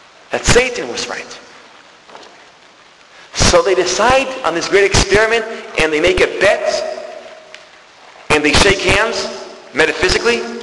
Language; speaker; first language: English; non-native, fluent; Hebrew